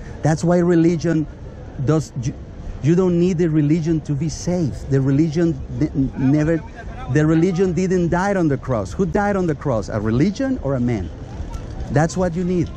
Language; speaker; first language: English; non-native, fluent; Spanish